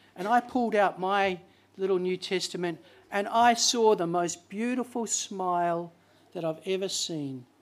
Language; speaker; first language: English; native; English